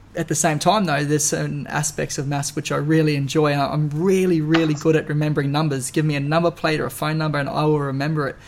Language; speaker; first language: English; native; English